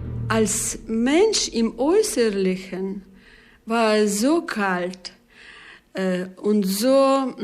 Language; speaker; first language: German; non-native, fluent; Slovak